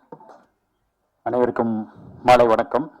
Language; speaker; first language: Tamil; non-native, fluent; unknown